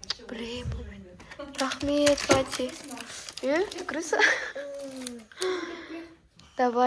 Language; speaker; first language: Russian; non-native, local second language; Kazakh